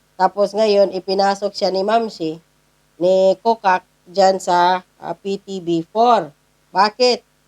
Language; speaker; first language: Filipino; non-native, local second language; Cebuano